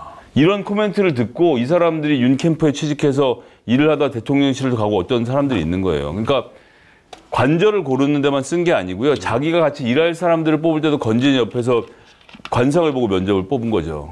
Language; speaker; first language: Korean; native; Korean